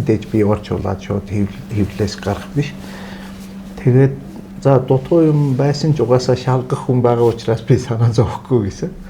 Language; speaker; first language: Mongolian; non-native, fluent; Turkish